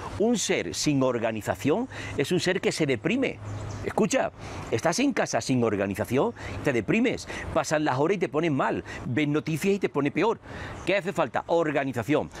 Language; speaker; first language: Spanish; native; Spanish